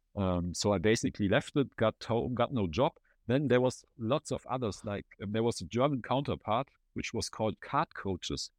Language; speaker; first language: English; non-native, fluent; German